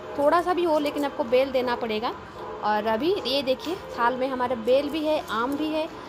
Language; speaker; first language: Hindi; non-native, local second language; Bangla